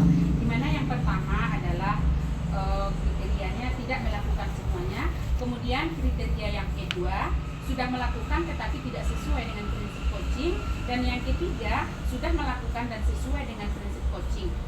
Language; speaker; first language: Indonesian; native; Indonesian